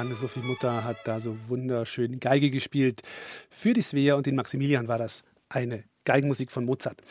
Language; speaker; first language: German; native; German